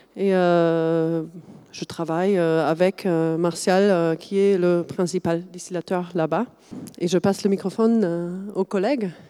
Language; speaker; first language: French; non-native, fluent; German